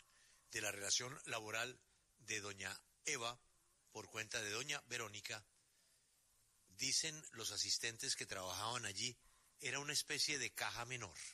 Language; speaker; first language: Spanish; native; Spanish